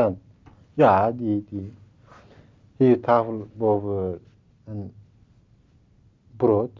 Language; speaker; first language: Dutch; non-native, learner; Turkish